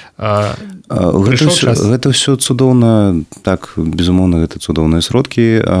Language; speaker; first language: Belarusian; non-native, local second language; Russian